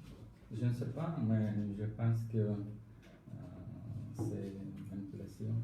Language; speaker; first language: French; non-native, learner; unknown